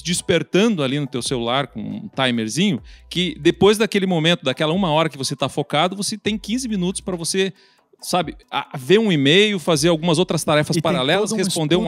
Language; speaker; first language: Portuguese; native; Portuguese